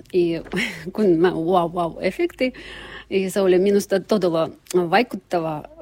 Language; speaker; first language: Finnish; non-native, learner; Russian